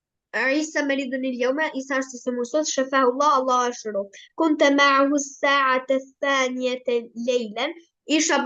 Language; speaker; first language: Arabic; non-native, learner; Albanian